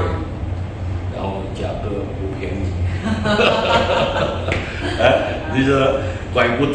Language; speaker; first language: Chinese; non-native, learner; Indonesian